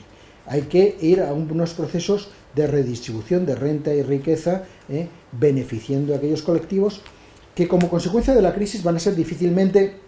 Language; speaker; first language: Spanish; native; Spanish